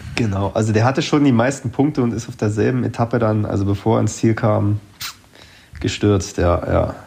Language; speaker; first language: German; native; German